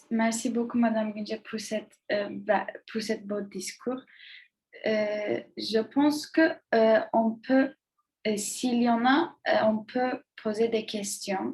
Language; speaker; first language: French; non-native, learner; Turkish